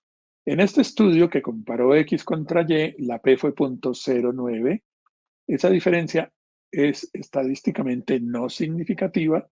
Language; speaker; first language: Spanish; native; Spanish